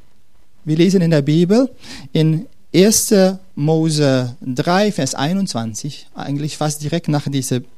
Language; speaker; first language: German; non-native, fluent; Dutch